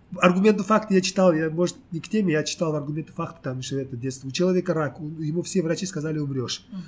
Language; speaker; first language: Russian; non-native, local second language; Tajik